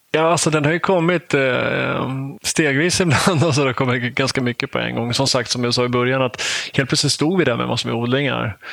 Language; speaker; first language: Swedish; native; Swedish